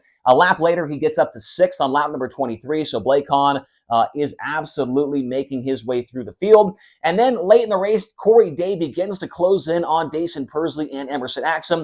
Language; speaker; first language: English; native; English